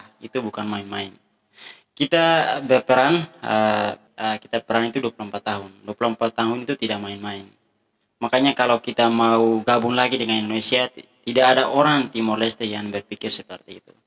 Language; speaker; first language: Indonesian; non-native, fluent; Tetum